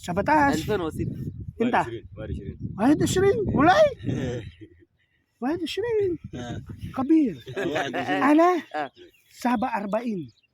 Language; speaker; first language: Arabic; non-native, learner; Filipino